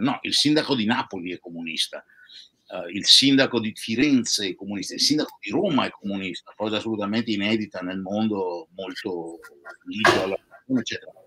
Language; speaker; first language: Italian; native; Italian